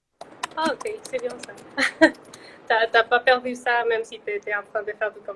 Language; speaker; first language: French; non-native, fluent; Spanish